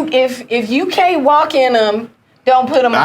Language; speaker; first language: English; native; English